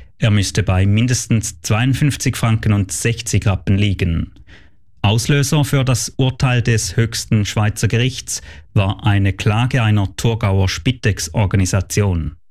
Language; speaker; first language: German; native; German